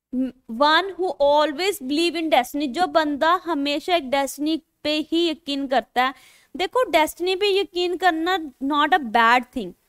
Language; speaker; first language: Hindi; non-native, local second language; Punjabi